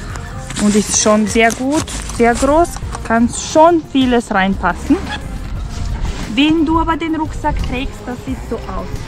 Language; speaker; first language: German; non-native, fluent; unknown